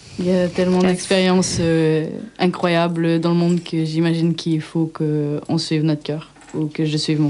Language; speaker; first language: French; native; French